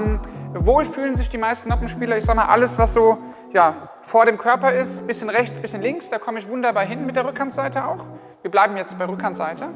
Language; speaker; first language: German; native; German